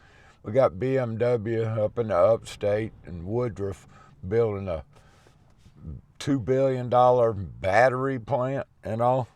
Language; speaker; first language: English; native; English